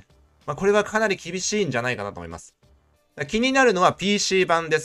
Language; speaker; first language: Japanese; native; Japanese